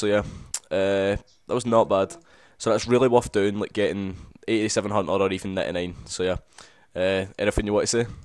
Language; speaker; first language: English; native; English